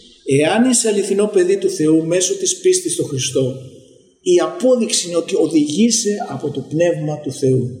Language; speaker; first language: Greek; native; Greek